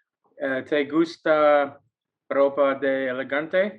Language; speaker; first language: Spanish; non-native, learner; English